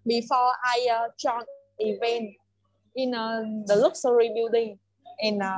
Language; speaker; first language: English; non-native, learner; Vietnamese